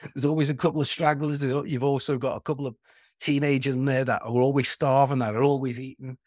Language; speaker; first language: English; native; English